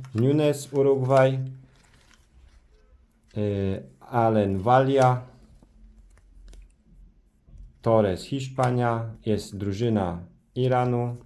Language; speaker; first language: Polish; early bilingual, heritage; Polish